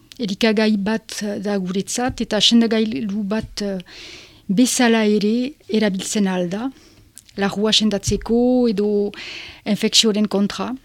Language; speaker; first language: Basque; non-native, local second language; French